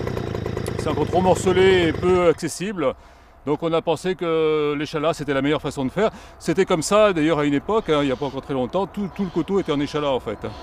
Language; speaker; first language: French; native; French